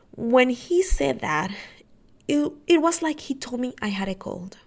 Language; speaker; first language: English; non-native, fluent; Spanish